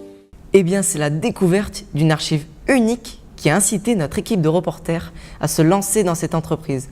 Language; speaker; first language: French; native; French